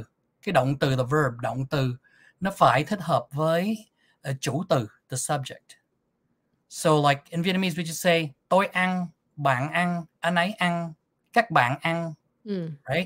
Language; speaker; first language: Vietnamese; early bilingual, other home language; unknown